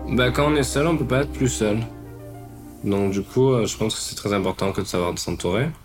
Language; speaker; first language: French; native; French